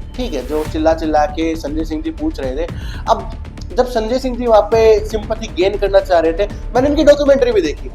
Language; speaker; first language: Hindi; native; Hindi